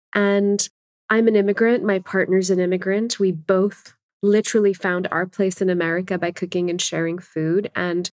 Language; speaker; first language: English; non-native, local second language; Urdu